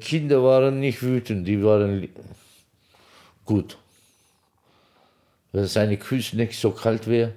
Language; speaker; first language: German; non-native, local second language; Turkish